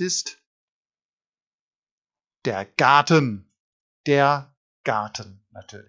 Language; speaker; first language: German; non-native, fluent; English